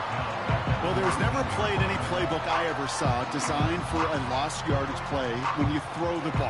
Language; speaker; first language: English; native; English